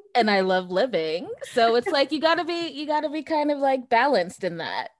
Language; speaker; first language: English; early bilingual, other home language; Portuguese